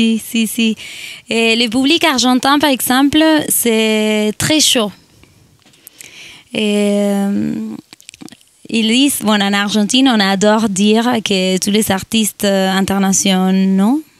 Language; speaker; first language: French; non-native, fluent; Spanish